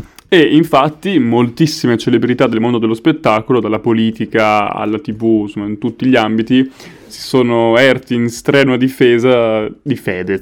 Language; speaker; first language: Italian; native; Italian